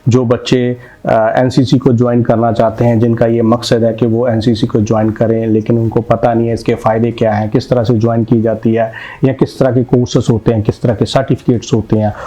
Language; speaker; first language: Hindi; non-native, local second language; Punjabi